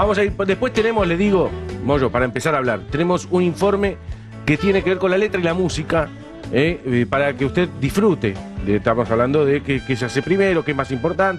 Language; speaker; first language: Spanish; native; Spanish